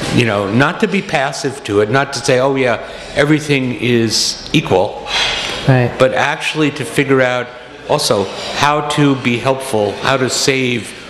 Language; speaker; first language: English; native; English